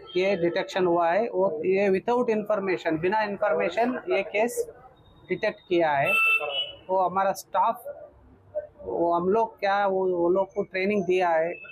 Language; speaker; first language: Hindi; non-native, local second language; Kannada